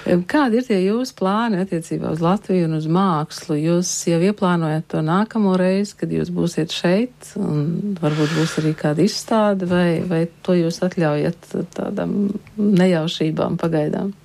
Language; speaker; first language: Latvian; native; Latvian